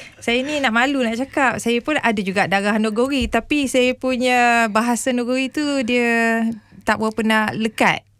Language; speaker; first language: Malay; native; Malay